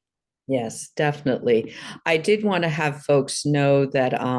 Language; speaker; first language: English; native; English